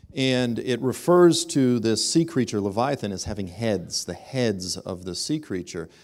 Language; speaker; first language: English; native; English